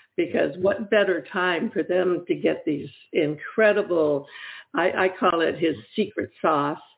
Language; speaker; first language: English; native; English